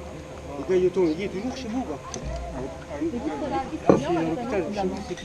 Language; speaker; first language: French; native; French